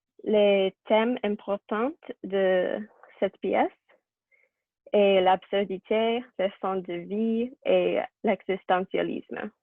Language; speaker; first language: French; non-native, learner; English